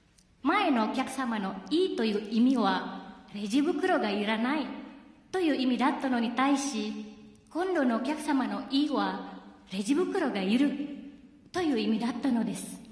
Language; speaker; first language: Japanese; non-native, fluent; Indonesian